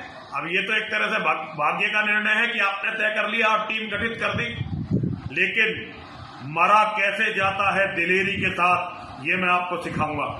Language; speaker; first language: Hindi; native; Hindi